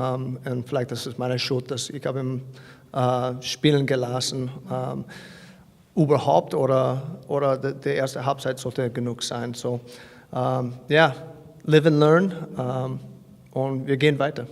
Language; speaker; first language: German; non-native, fluent; English